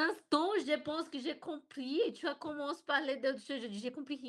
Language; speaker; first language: French; non-native, learner; Portuguese